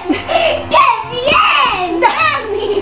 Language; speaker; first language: Spanish; native; Spanish